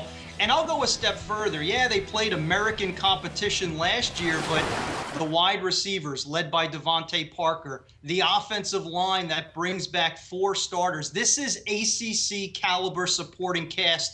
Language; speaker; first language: English; native; English